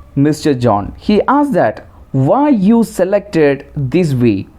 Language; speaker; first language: English; non-native, local second language; Malayalam